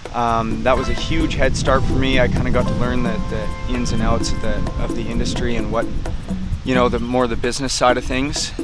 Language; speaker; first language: English; native; English